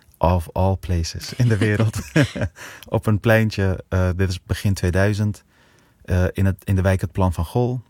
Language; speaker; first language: Dutch; early bilingual, other home language; Persian